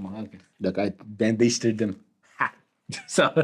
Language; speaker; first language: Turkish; non-native, fluent; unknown